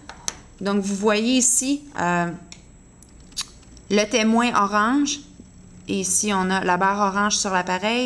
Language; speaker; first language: French; native; French